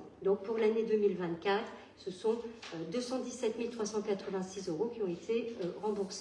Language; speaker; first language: French; native; French